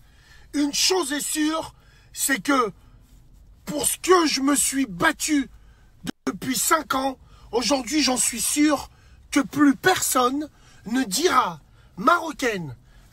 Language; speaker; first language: French; native; French